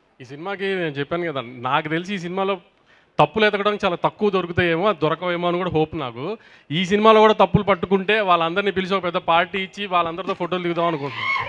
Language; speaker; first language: Telugu; native; Telugu